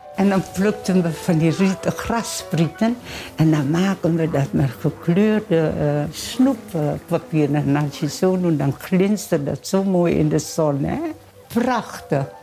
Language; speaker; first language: Dutch; early bilingual, other home language; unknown